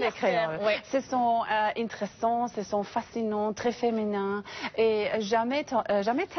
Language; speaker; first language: French; non-native, learner; English